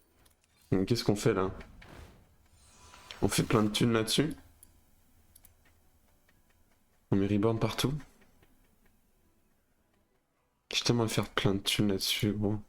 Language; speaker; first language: French; native; French